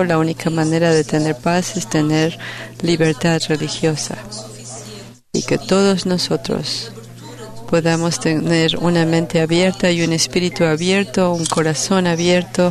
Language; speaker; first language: Spanish; non-native, fluent; Portuguese